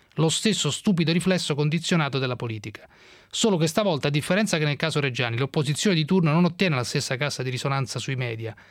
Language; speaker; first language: Italian; native; Italian